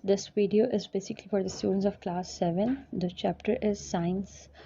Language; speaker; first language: English; non-native, local second language; Urdu